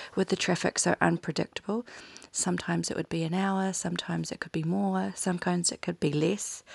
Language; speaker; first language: English; native; English